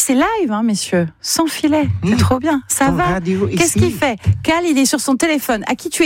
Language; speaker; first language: French; native; French